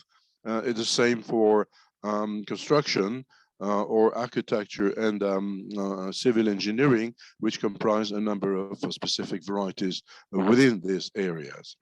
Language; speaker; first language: English; non-native, fluent; French